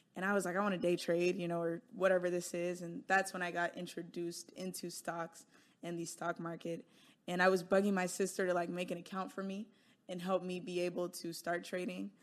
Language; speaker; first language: English; native; English